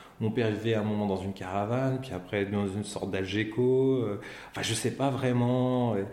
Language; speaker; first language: French; native; French